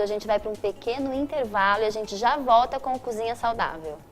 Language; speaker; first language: Portuguese; native; Portuguese